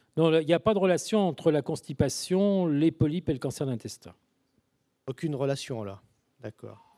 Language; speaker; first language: French; native; French